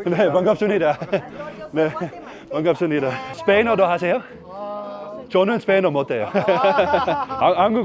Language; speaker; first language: Korean; non-native, fluent; Dutch